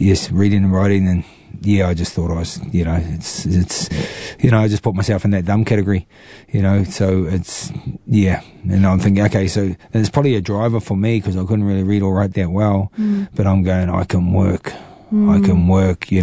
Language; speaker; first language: English; native; English